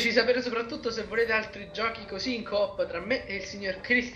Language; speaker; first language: Italian; native; Italian